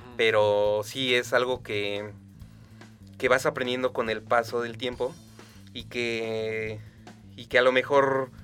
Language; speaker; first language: Spanish; native; Spanish